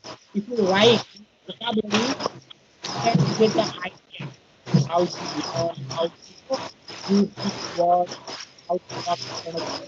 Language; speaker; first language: English; non-native, learner; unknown